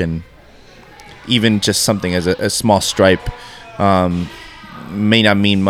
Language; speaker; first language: English; native; English